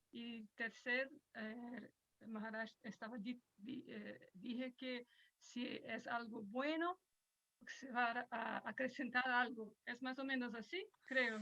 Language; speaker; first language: Spanish; non-native, fluent; Portuguese